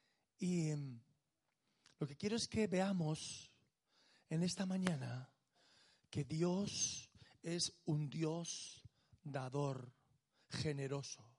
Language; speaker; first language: Spanish; native; Spanish